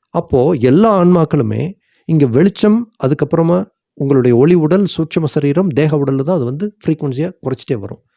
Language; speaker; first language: Tamil; native; Tamil